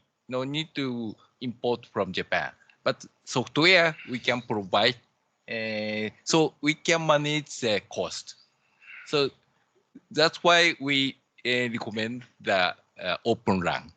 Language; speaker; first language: English; non-native, learner; Japanese